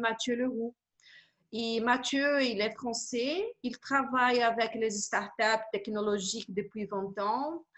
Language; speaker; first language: French; non-native, fluent; Portuguese